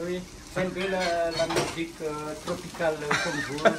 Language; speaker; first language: French; non-native, local second language; Malagasy